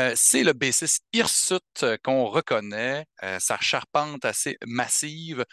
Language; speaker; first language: French; native; French